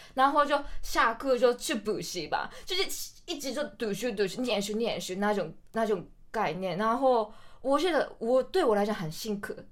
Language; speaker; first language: Chinese; non-native, learner; Japanese